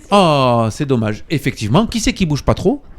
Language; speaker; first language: French; native; French